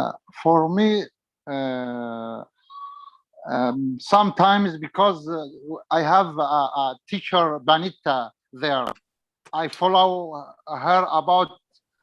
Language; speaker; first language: English; non-native, learner; Arabic